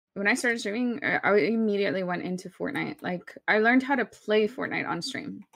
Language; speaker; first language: English; early bilingual, other home language; Spanish